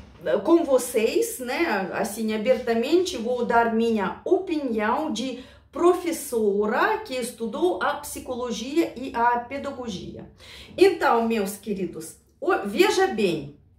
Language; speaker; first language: Portuguese; non-native, fluent; Russian